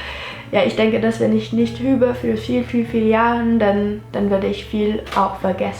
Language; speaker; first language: German; non-native, local second language; French